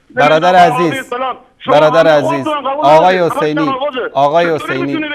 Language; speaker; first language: Persian; native; Persian